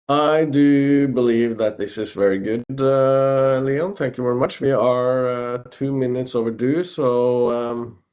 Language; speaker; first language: English; non-native, fluent; Norwegian